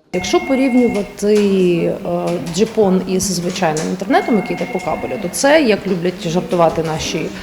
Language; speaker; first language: Ukrainian; native; Ukrainian